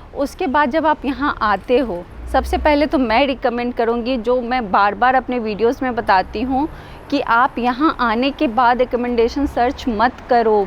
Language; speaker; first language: Hindi; native; Hindi